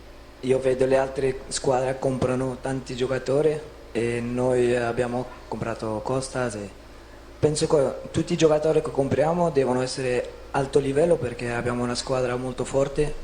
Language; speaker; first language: Italian; non-native, fluent; Dutch